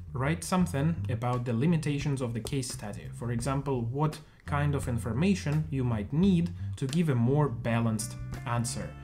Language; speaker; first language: English; non-native, fluent; Russian